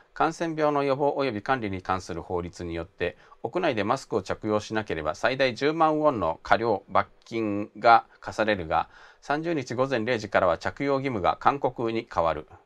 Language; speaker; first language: Japanese; native; Japanese